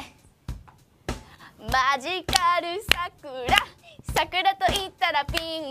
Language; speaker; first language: Japanese; native; Japanese